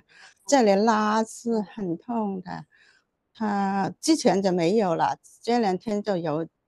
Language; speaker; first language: Chinese; non-native, local second language; Cantonese